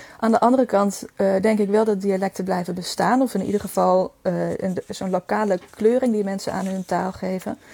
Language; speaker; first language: Dutch; native; Dutch